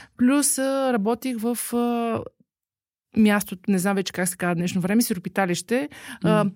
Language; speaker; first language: Bulgarian; native; Bulgarian